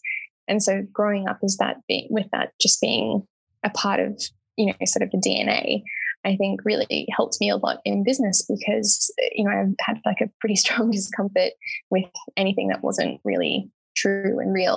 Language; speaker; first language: English; native; English